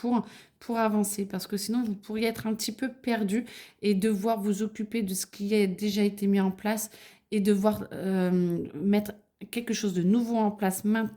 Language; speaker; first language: French; native; French